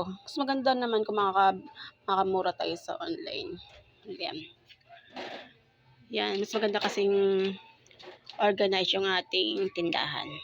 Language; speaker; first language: Filipino; native; Filipino